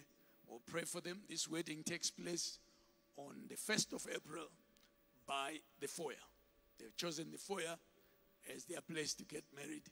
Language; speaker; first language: English; non-native, local second language; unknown